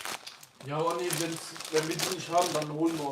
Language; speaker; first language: German; early bilingual, other home language; Kurdish